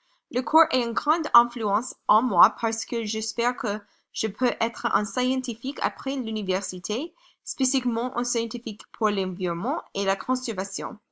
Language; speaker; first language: French; non-native, learner; English